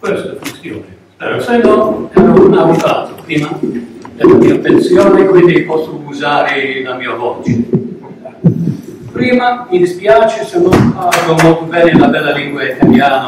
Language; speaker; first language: Italian; non-native, learner; English